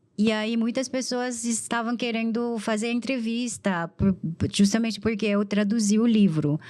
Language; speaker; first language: Portuguese; non-native, fluent; Korean